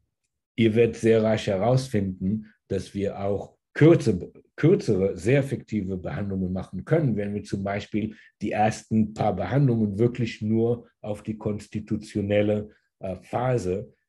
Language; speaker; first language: German; early bilingual, heritage; German